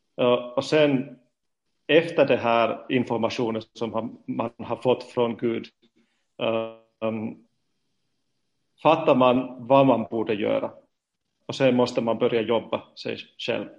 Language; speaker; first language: Swedish; non-native, fluent; Finnish